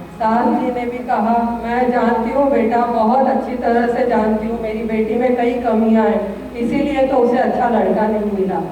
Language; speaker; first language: Hindi; native; Hindi